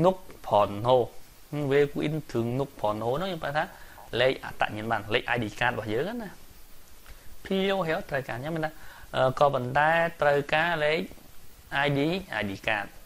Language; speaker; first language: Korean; non-native, fluent; Khmer